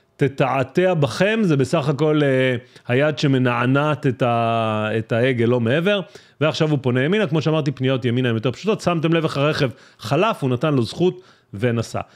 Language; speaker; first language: Hebrew; native; Hebrew